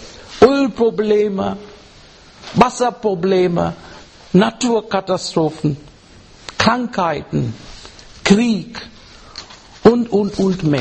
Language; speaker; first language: German; non-native, learner; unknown